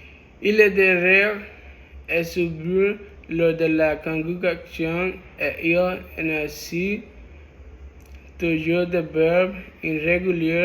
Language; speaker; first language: French; non-native, learner; Spanish